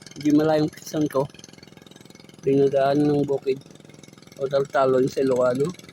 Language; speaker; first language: Filipino; non-native, local second language; Iloko